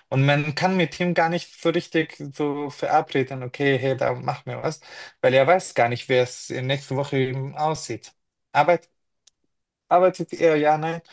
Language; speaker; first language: German; non-native, fluent; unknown